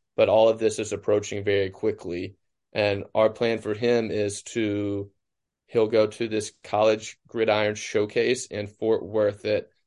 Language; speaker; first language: English; native; English